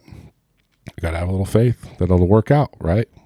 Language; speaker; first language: English; native; English